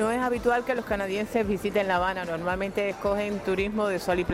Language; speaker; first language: Spanish; native; Spanish